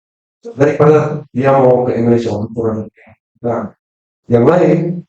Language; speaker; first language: Indonesian; non-native, fluent; Dutch